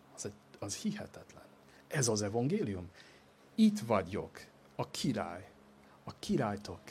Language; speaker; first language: Hungarian; non-native, fluent; English